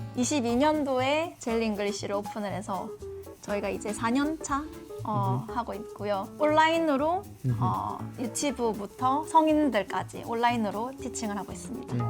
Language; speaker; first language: Korean; native; Korean